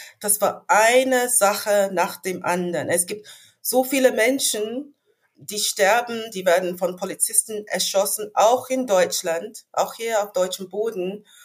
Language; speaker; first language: German; non-native, fluent; English